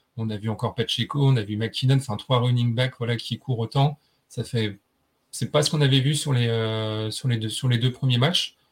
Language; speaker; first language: French; native; French